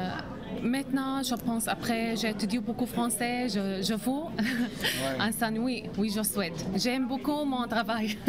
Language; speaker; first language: French; non-native, learner; Arabic